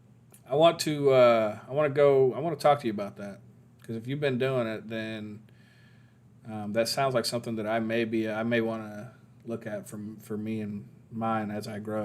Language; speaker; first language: English; native; English